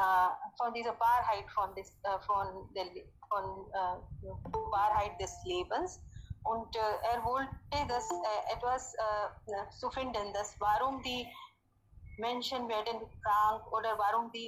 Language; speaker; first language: German; non-native, learner; Hindi